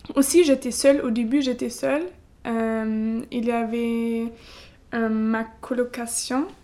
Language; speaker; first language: French; non-native, fluent; German